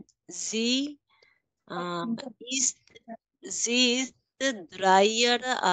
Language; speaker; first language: German; non-native, learner; Bangla